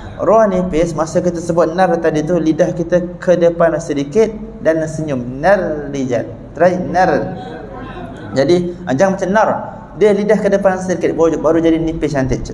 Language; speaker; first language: Malay; native; Malay